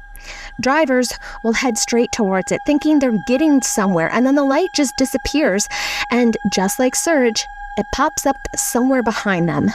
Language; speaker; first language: English; native; English